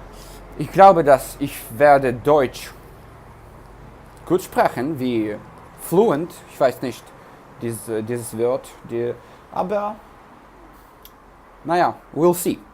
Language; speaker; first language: German; non-native, learner; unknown